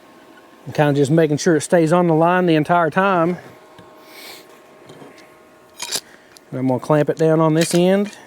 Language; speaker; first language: English; native; English